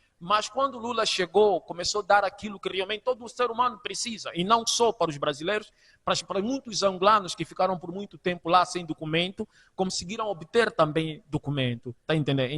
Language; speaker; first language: Portuguese; native; Portuguese